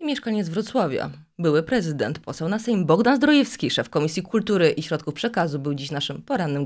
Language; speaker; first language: Polish; native; Polish